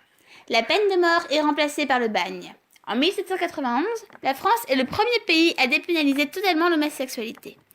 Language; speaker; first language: French; native; French